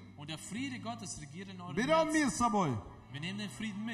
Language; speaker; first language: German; non-native, fluent; Russian